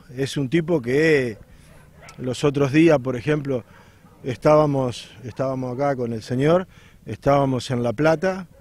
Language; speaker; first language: Spanish; native; Spanish